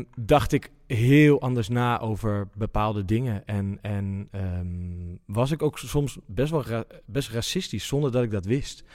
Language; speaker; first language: Dutch; native; Dutch